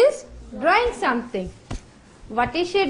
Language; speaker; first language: English; non-native, fluent; Gujarati